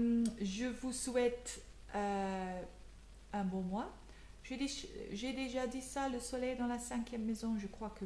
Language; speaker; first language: French; non-native, local second language; Dutch